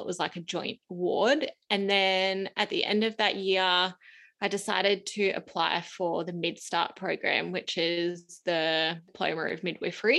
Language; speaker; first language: English; native; English